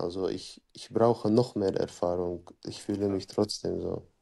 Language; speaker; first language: German; non-native, fluent; Chechen